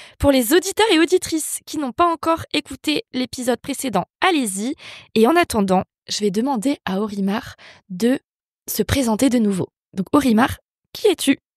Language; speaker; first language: French; native; French